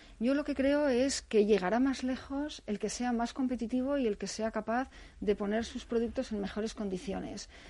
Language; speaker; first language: Spanish; native; Spanish